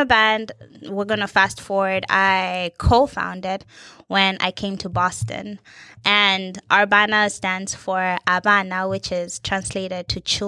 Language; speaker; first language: English; non-native, local second language; Ganda